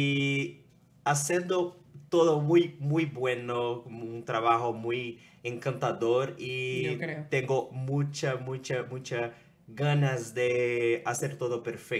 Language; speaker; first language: Spanish; non-native, learner; Portuguese